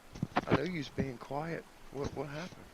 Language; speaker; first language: English; native; English